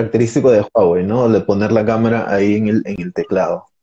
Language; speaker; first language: Spanish; native; Spanish